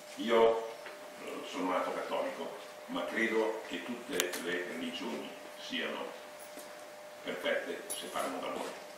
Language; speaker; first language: Italian; native; Italian